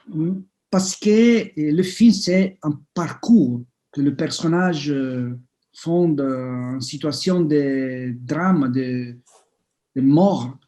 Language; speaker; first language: French; non-native, fluent; Italian